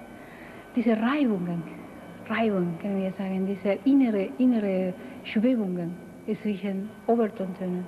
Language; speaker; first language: German; non-native, fluent; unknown